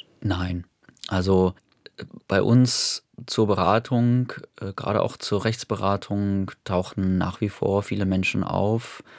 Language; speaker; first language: German; native; German